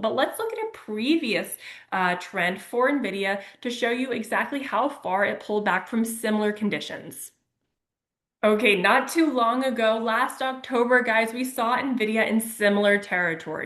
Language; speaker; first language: English; native; English